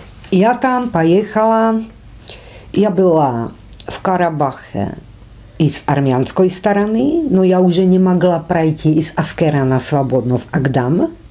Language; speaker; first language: Russian; non-native, fluent; Czech